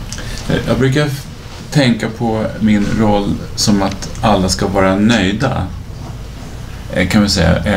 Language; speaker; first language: Swedish; native; Swedish